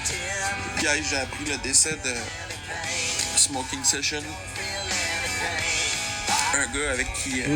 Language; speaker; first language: French; native; French